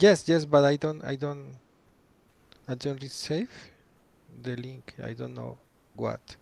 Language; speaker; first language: English; non-native, learner; Spanish